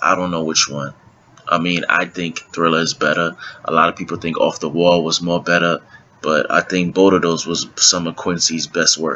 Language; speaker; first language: English; native; English